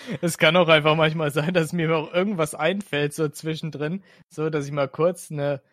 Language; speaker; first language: German; early bilingual, other home language; Slovak